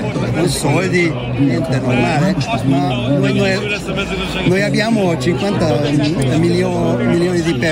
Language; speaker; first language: Italian; non-native, learner; Hungarian